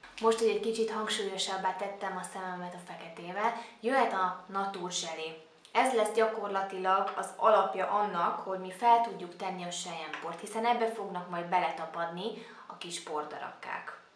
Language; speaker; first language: Hungarian; native; Hungarian